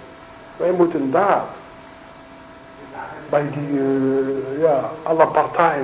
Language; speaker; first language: Dutch; non-native, learner; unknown